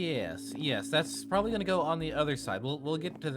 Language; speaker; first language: English; native; English